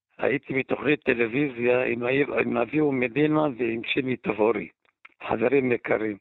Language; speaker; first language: Hebrew; native; Hebrew